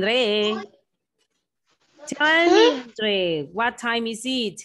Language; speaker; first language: English; non-native, fluent; Spanish